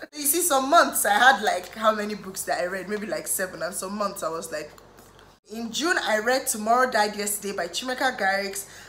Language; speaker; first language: English; native; English